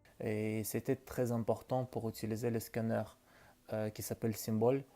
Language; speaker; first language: French; non-native, learner; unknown